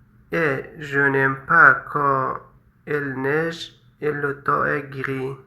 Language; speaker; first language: French; non-native, fluent; Persian